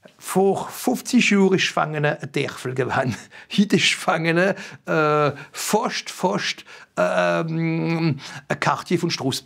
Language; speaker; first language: German; non-native, local second language; French